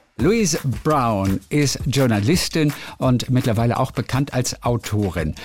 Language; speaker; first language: German; native; German